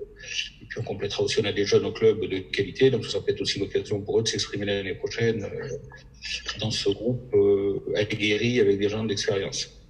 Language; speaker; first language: French; native; French